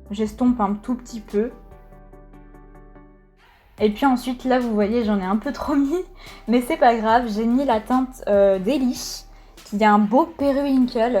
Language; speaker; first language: French; native; French